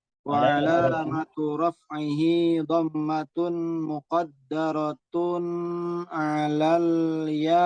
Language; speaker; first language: Arabic; non-native, learner; Indonesian